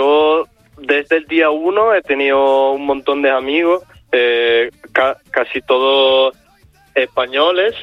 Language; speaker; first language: Spanish; non-native, fluent; Italian